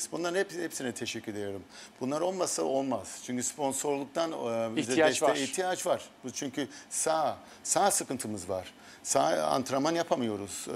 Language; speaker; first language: Turkish; early bilingual, heritage; Turkish